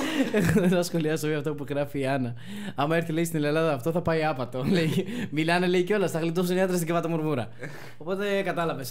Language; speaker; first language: Greek; native; Greek